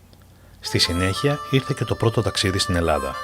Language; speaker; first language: Greek; native; Greek